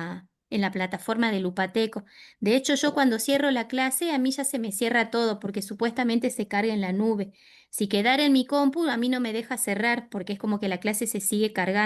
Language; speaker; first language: Spanish; native; Spanish